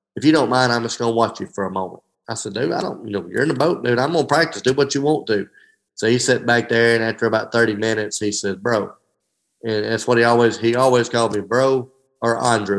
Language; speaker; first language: English; native; English